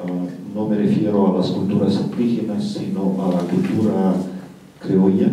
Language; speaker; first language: Spanish; non-native, fluent; Russian